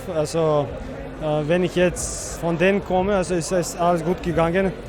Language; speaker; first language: German; non-native, fluent; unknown